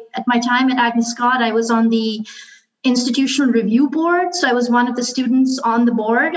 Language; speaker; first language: English; non-native, local second language; Urdu